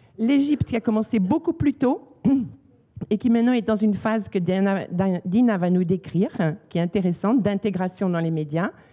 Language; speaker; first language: French; native; French